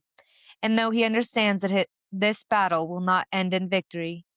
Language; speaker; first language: English; native; English